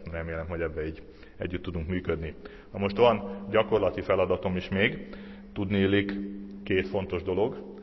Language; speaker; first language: Hungarian; native; Hungarian